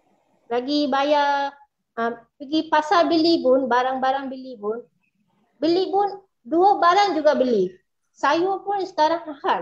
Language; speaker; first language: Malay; non-native, local second language; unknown